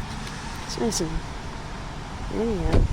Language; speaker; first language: English; native; English